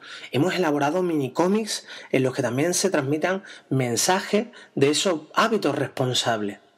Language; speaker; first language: Spanish; native; Spanish